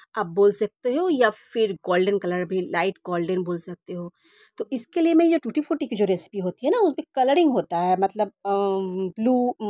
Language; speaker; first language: Hindi; non-native, local second language; Bangla